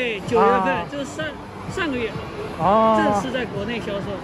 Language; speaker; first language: Chinese; native; Chinese